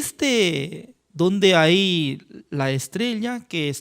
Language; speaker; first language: Spanish; non-native, fluent; Korean